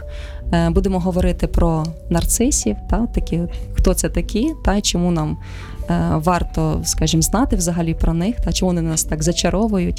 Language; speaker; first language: Ukrainian; native; Ukrainian